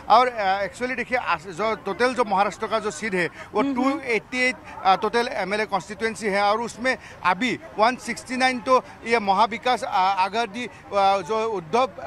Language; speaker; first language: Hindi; non-native, local second language; Assamese